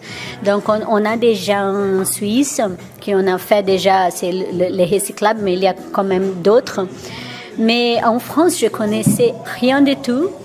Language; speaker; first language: French; non-native, fluent; Portuguese